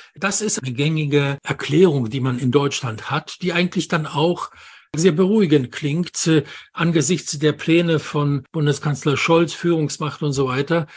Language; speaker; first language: German; non-native, fluent; Polish